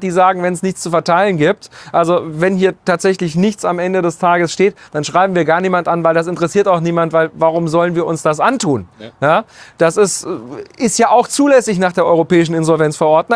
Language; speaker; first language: German; native; German